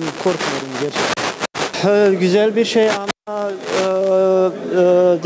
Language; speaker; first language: Turkish; non-native, learner; Bosnian